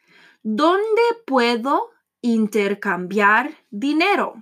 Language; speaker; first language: Spanish; non-native, fluent; English